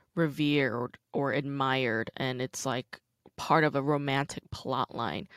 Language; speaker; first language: English; native; English